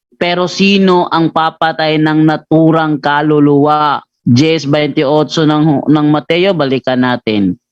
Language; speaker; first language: Filipino; non-native, local second language; Cebuano